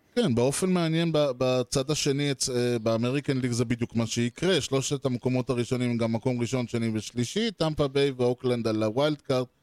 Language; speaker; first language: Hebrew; native; Hebrew